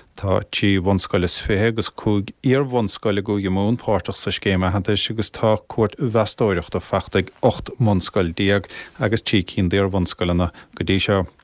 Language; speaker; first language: Irish; native; Irish